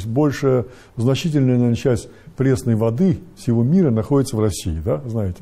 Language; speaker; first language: Russian; native; Russian